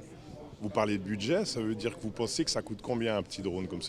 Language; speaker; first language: French; native; French